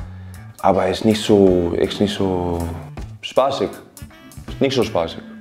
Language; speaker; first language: German; non-native, learner; Icelandic